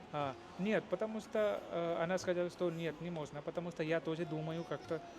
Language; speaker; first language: Russian; non-native, learner; Hindi